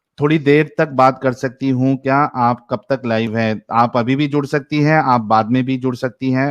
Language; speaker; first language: Hindi; native; Hindi